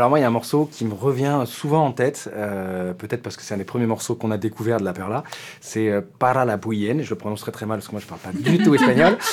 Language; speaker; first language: French; native; French